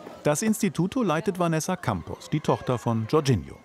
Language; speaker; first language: German; native; German